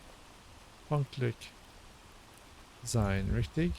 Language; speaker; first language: German; non-native, learner; English